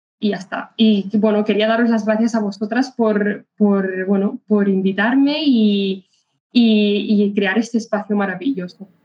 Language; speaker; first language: Spanish; early bilingual, other home language; Arabic